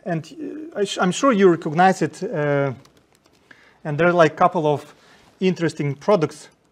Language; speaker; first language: English; non-native, fluent; Ukrainian